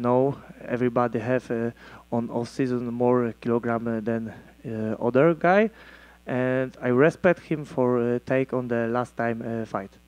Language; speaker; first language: English; non-native, learner; Polish